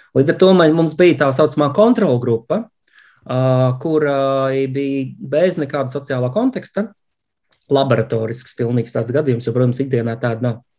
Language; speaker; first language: Latvian; native; Latvian